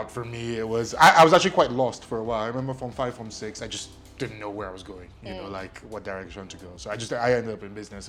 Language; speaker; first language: English; non-native, local second language; Yoruba